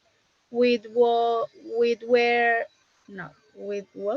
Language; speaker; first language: English; non-native, learner; Spanish